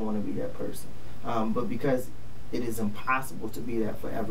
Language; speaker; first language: English; native; English